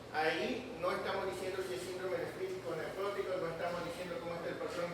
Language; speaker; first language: Spanish; native; Spanish